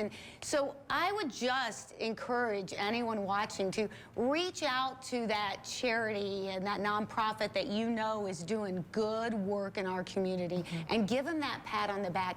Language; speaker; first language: English; native; English